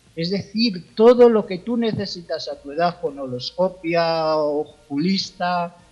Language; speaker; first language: Spanish; native; Spanish